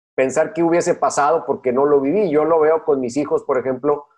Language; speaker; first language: Spanish; native; Spanish